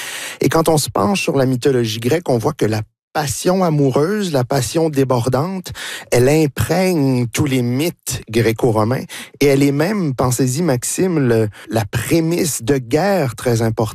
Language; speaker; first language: French; native; French